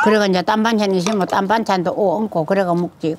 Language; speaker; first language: Korean; native; Korean